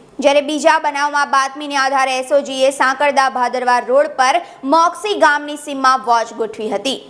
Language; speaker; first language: Gujarati; native; Gujarati